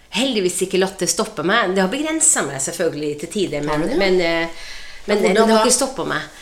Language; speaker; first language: Norwegian; native; Norwegian